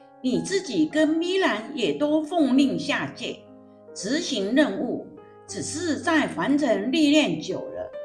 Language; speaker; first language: Chinese; native; Chinese